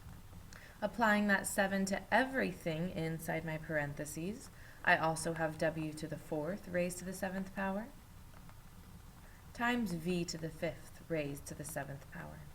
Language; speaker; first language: English; native; English